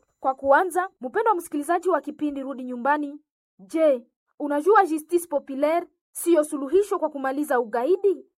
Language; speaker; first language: Swahili; non-native, local second language; Nande